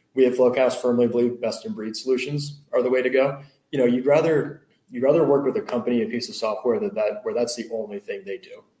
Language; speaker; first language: English; native; English